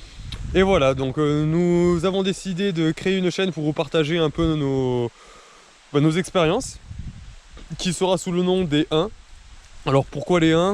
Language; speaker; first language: French; native; French